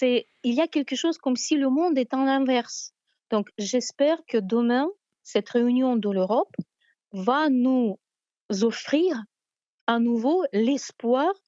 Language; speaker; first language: French; non-native, fluent; Ukrainian